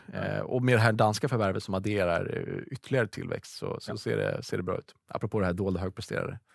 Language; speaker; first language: Swedish; native; Swedish